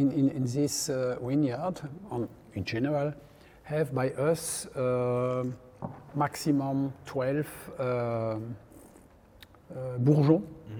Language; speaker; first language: English; non-native, learner; French